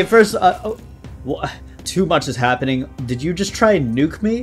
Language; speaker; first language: English; native; English